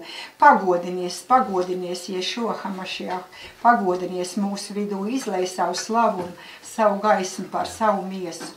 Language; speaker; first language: Latvian; native; Latvian